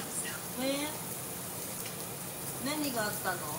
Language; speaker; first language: Japanese; non-native, learner; Korean